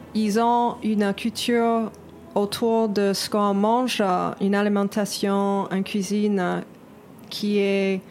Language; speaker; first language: French; non-native, fluent; English